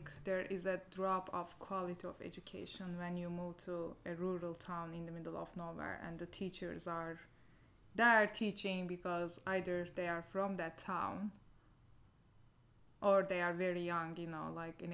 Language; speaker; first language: English; non-native, fluent; Turkish